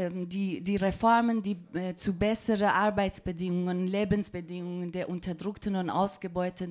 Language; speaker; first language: German; non-native, fluent; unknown